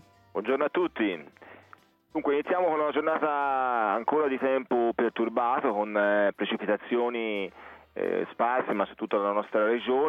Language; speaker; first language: Italian; native; Italian